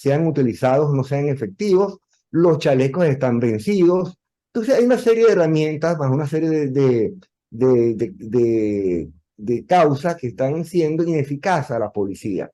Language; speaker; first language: Spanish; native; Spanish